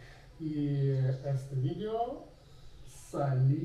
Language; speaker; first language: Spanish; non-native, learner; Russian